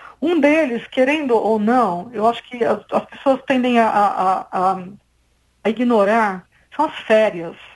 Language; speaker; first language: Portuguese; native; Portuguese